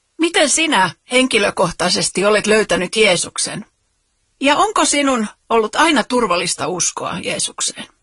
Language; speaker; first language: Finnish; native; Finnish